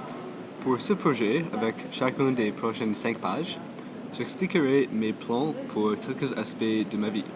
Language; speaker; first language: French; non-native, local second language; English